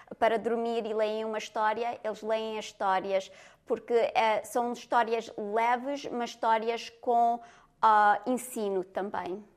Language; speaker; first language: Portuguese; early bilingual, heritage; Portuguese